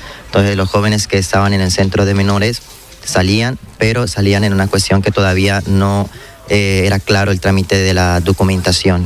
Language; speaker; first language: Spanish; native; Spanish